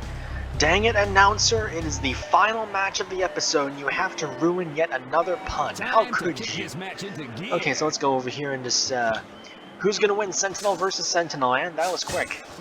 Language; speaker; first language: English; native; English